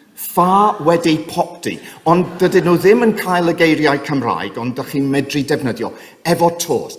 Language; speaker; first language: Welsh; non-native, fluent; English